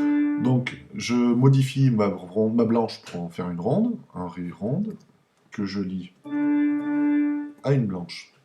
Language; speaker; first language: French; native; French